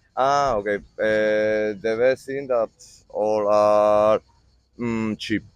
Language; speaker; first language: English; non-native, learner; Italian